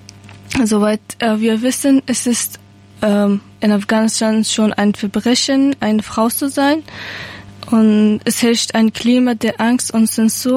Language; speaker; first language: German; non-native, learner; Persian